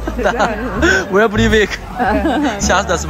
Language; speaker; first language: Russian; non-native, learner; Chinese